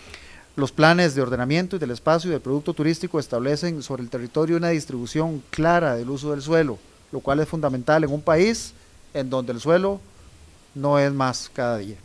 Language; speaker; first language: Spanish; native; Spanish